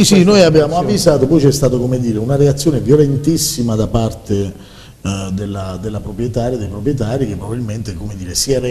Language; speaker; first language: Italian; native; Italian